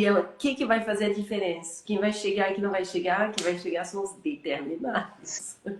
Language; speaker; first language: Portuguese; non-native, fluent; French